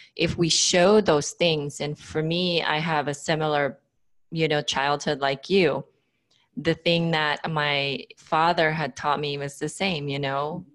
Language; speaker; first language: English; non-native, local second language; Filipino